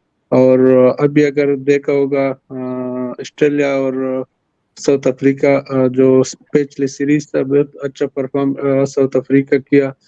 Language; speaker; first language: Hindi; non-native, fluent; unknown